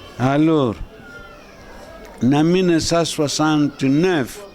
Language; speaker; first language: Lingala; non-native, local second language; Kongo